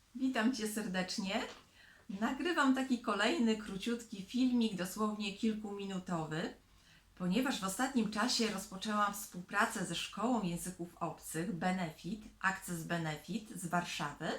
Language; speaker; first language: Polish; native; Polish